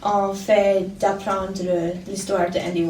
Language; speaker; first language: French; non-native, learner; English